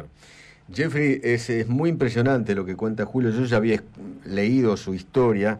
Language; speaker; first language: Spanish; native; Spanish